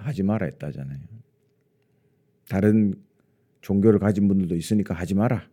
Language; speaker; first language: Korean; native; Korean